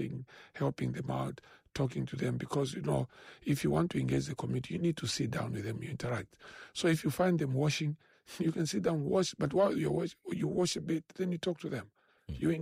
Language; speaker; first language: English; non-native, local second language; Bemba